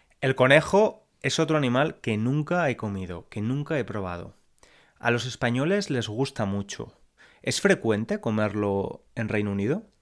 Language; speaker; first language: Spanish; native; Spanish